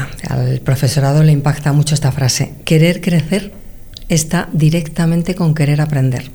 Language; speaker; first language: Spanish; native; Spanish